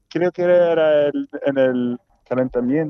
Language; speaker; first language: Spanish; non-native, fluent; Swedish